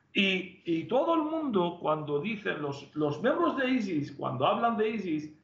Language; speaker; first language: Spanish; non-native, fluent; Arabic